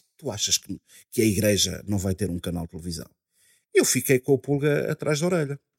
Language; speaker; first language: Portuguese; native; Portuguese